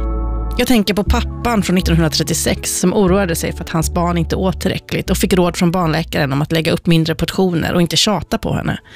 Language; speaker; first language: Swedish; native; Swedish